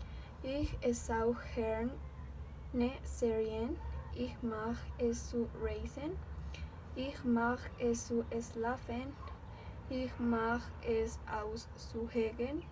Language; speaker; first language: German; non-native, learner; Spanish